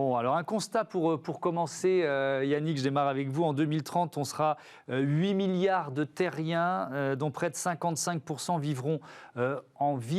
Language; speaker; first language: French; native; French